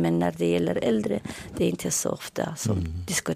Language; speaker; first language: Swedish; non-native, fluent; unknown